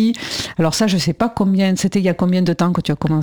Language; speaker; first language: French; native; French